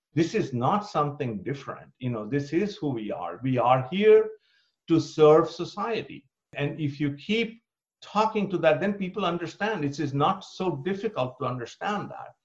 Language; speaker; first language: English; non-native, local second language; Bangla